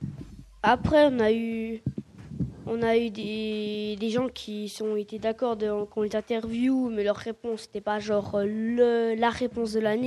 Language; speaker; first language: French; native; French